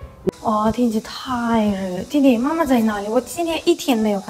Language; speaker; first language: Chinese; non-native, learner; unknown